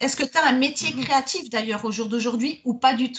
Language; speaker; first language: French; native; French